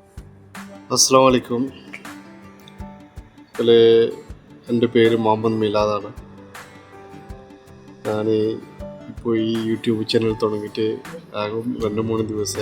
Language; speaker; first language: Malayalam; non-native, learner; Bangla